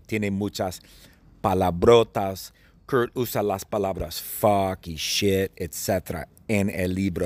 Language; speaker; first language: Spanish; non-native, fluent; English